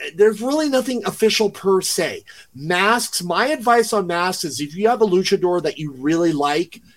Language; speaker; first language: English; native; English